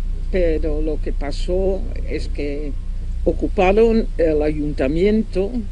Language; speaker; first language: Spanish; non-native, fluent; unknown